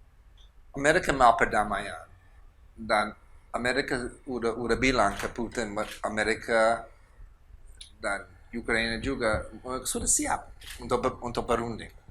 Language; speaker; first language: Indonesian; non-native, fluent; English